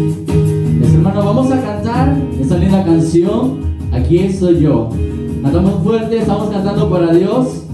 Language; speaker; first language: Spanish; native; Spanish